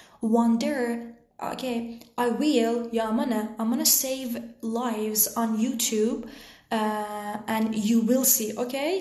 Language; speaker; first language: English; non-native, fluent; Persian